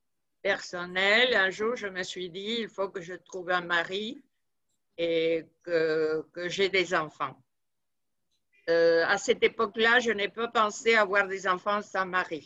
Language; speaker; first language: French; non-native, fluent; Spanish